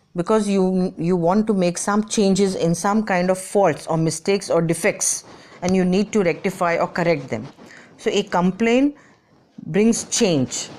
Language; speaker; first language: English; non-native, local second language; Gujarati